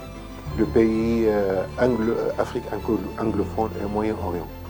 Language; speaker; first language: French; non-native, learner; Arabic